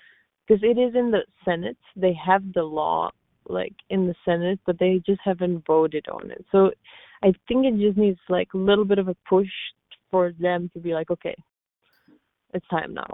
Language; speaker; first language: English; non-native, fluent; Czech